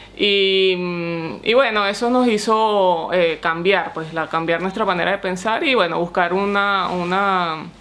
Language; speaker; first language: Spanish; native; Spanish